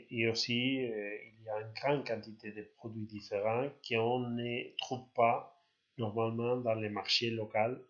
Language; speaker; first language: French; non-native, learner; Spanish